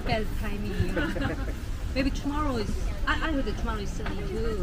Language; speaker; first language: English; non-native, learner; Korean